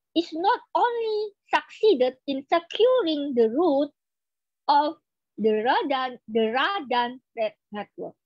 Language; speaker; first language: English; non-native, fluent; Indonesian